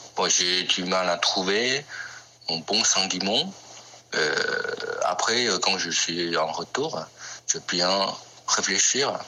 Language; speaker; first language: French; non-native, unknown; Chinese